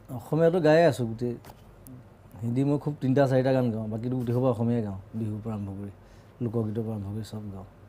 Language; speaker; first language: Assamese; native; Assamese